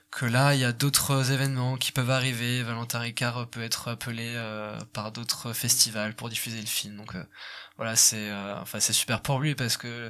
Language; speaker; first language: French; native; French